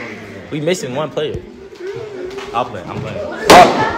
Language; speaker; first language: English; native; English